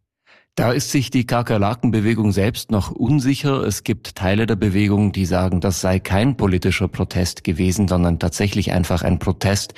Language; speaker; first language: German; native; German